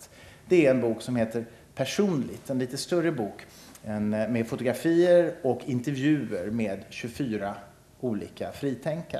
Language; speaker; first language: Swedish; native; Swedish